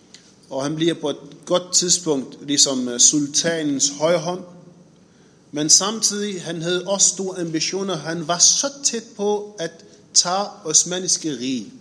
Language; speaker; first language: Danish; non-native, fluent; Arabic